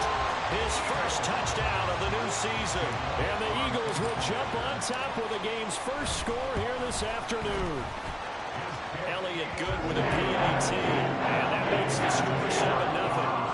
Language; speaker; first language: English; native; English